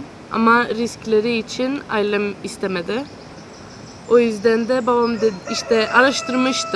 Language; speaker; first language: Turkish; early bilingual, heritage; Turkish